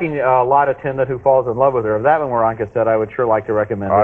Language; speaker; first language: English; native; English